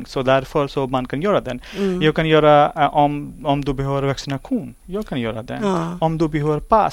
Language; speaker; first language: Swedish; non-native, learner; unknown